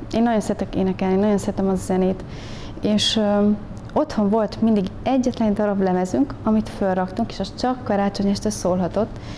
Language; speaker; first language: Hungarian; native; Hungarian